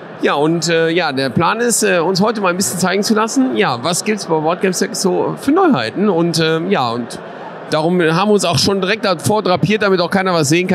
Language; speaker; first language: German; native; German